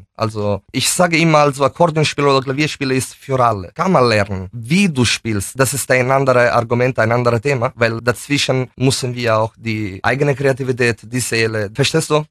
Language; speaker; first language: German; non-native, fluent; Italian